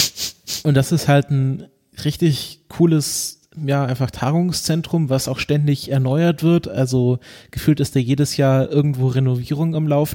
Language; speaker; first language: German; native; German